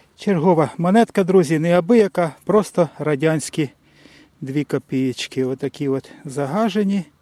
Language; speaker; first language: Ukrainian; non-native, local second language; Russian